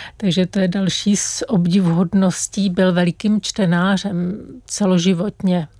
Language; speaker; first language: Czech; native; Czech